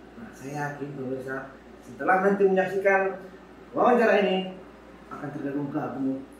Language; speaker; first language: Indonesian; native; Indonesian